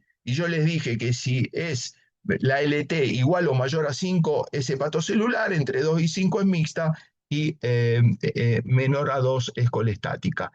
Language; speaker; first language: Spanish; native; Spanish